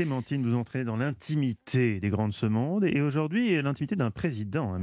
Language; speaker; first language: French; native; French